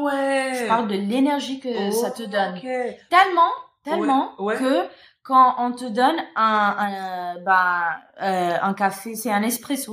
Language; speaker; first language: French; non-native, fluent; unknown